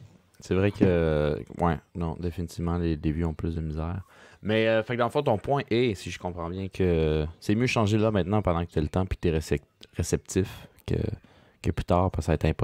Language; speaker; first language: French; native; French